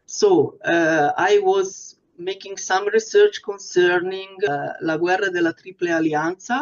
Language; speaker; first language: English; non-native, fluent; Italian